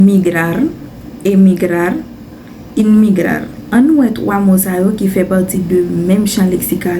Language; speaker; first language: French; non-native, learner; Haitian Creole